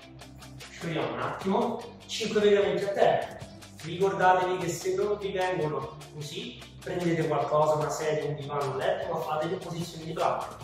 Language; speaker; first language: Italian; native; Italian